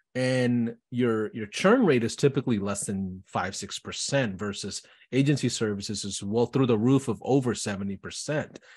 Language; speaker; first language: English; native; English